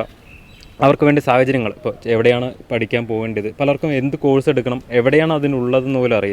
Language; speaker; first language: Malayalam; native; Malayalam